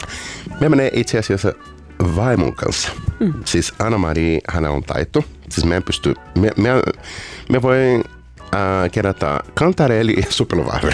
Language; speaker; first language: Finnish; non-native, fluent; Portuguese